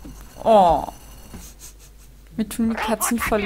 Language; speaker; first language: German; native; German